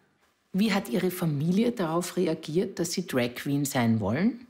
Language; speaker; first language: German; native; German